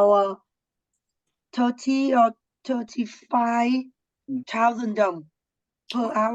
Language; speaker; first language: English; non-native, learner; Vietnamese